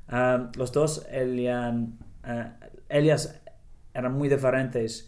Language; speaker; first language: Spanish; non-native, learner; English